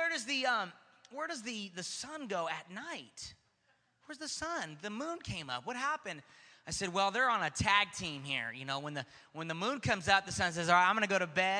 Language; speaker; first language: English; native; English